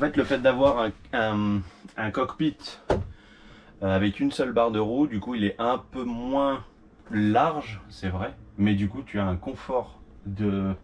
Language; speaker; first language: French; native; French